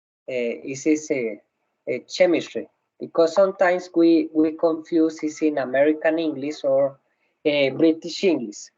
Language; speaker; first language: English; non-native, learner; Spanish